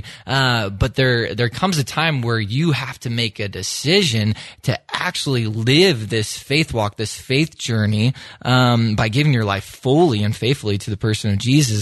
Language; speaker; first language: English; native; English